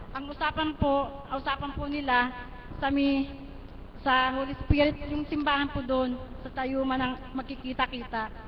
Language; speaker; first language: Filipino; native; Filipino